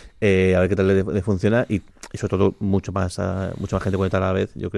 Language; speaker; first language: Spanish; native; Spanish